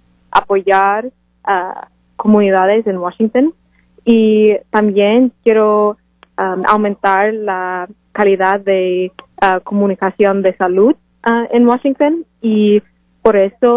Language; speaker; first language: Spanish; non-native, learner; English